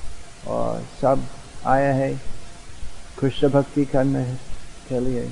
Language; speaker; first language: Hindi; non-native, learner; English